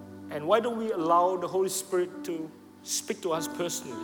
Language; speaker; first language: English; non-native, fluent; Indonesian